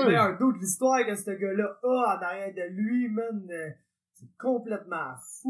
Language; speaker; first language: French; native; French